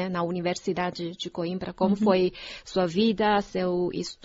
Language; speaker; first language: Portuguese; non-native, fluent; Chinese